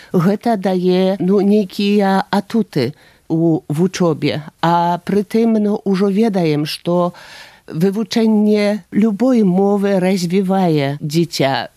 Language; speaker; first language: Belarusian; native; Belarusian